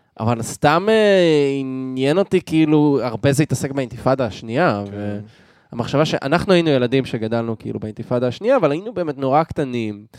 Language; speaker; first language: Hebrew; native; Hebrew